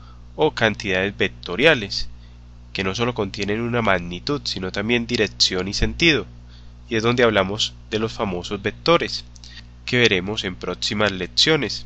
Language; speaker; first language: Spanish; native; Spanish